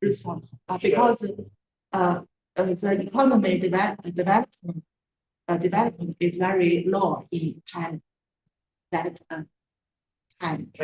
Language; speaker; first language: English; non-native, learner; Chinese